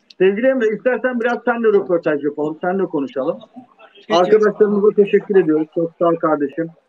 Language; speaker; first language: Turkish; native; Turkish